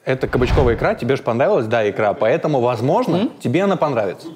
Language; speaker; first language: Russian; native; Russian